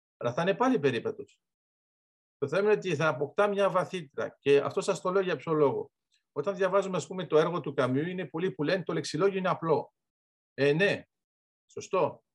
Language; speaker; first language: Greek; early bilingual, heritage; Greek